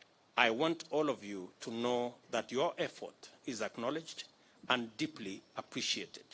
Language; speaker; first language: English; non-native, local second language; Kalenjin